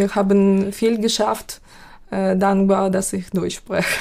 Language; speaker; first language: German; non-native, fluent; Ukrainian